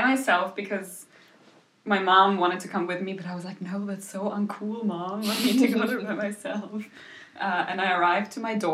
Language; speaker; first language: English; non-native, fluent; German